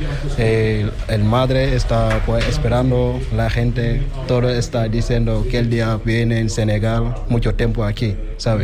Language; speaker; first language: Spanish; non-native, learner; Wolof